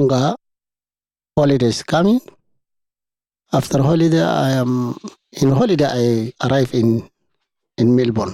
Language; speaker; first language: English; non-native, learner; Arabic